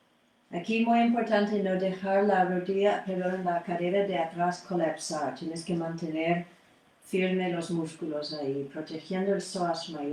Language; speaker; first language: Spanish; non-native, fluent; English